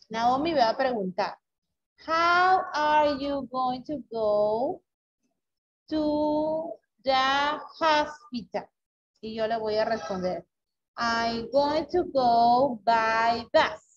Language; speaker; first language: English; non-native, fluent; Spanish